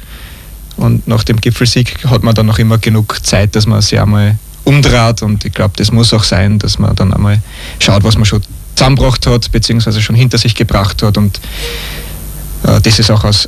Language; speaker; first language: German; native; German